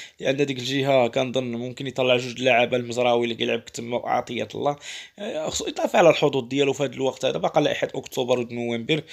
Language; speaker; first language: Arabic; native; Arabic